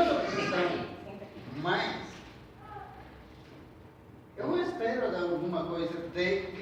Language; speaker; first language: Portuguese; non-native, learner; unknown